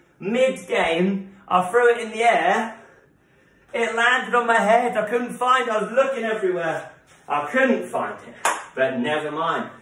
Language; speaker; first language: English; native; English